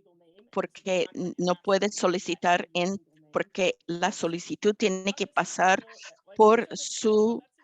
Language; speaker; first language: Spanish; non-native, fluent; English